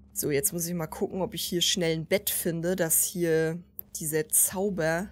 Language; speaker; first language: German; native; German